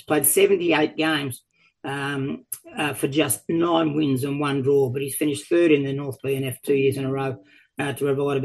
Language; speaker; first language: English; native; English